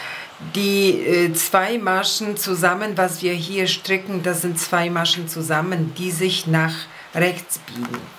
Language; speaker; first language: German; non-native, fluent; Polish